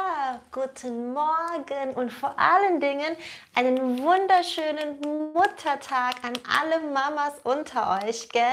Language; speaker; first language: German; native; German